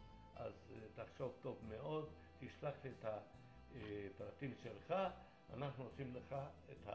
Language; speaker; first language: Hebrew; non-native, fluent; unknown